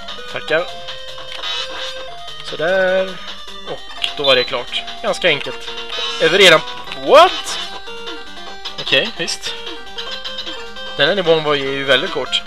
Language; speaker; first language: Swedish; native; Swedish